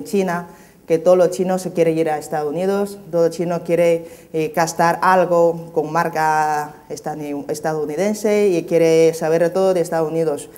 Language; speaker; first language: Spanish; non-native, fluent; Chinese